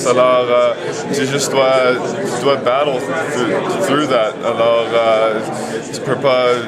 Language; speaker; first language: French; non-native, local second language; English